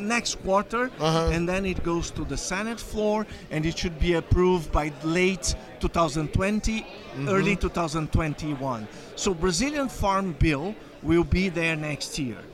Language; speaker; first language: English; non-native, fluent; Portuguese